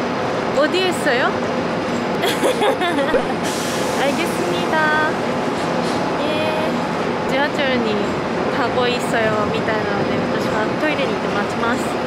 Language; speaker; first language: Korean; non-native, learner; Japanese